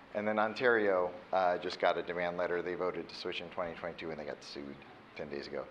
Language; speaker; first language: English; native; English